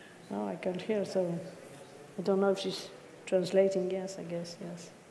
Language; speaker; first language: English; non-native, fluent; Spanish